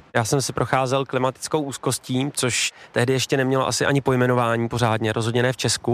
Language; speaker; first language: Czech; native; Czech